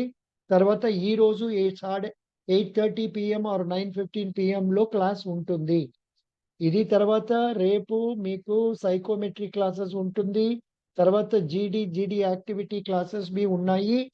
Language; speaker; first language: Telugu; non-native, local second language; Tamil